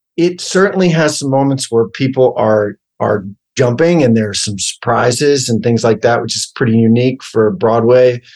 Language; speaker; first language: English; native; English